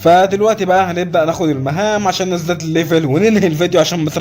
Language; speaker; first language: Arabic; native; Arabic